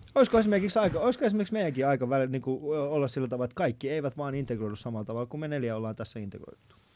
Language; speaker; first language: Finnish; non-native, fluent; Persian